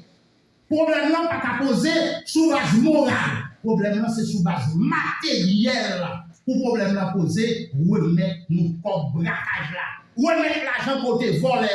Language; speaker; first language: French; non-native, local second language; Haitian Creole